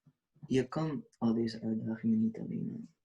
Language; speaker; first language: Dutch; early bilingual, other home language; Urdu